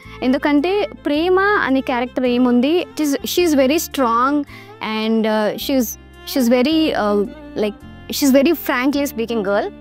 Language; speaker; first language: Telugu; non-native, learner; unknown